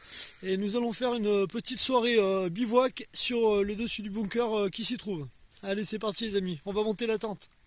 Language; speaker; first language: French; native; French